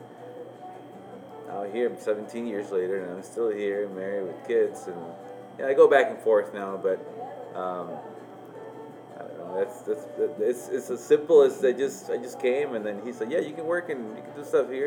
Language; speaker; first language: English; non-native, fluent; Spanish